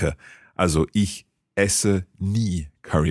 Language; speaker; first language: German; non-native, learner; English